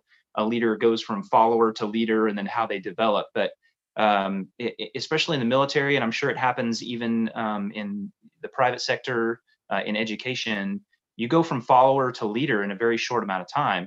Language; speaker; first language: English; native; English